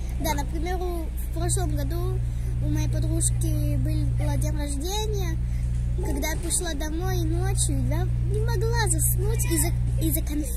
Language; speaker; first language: Russian; early bilingual, heritage; Russian